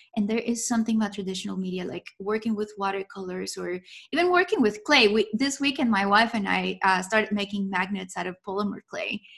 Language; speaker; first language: English; non-native, fluent; Spanish